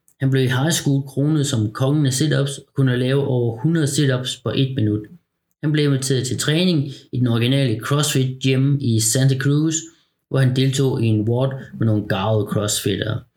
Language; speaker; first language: Danish; native; Danish